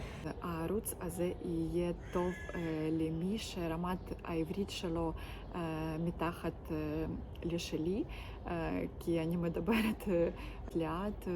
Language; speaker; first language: Hebrew; non-native, learner; Ukrainian